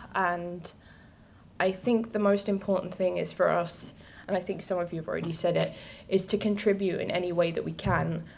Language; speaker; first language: English; native; English